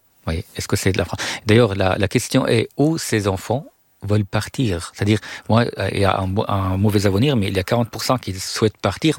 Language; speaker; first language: French; non-native, fluent; Arabic